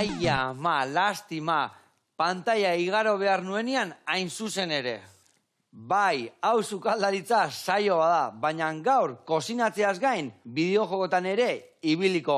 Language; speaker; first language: Basque; native; Basque